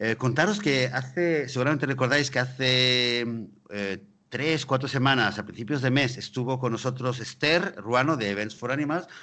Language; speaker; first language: Spanish; native; Spanish